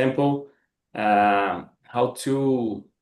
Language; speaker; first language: English; non-native, learner; Portuguese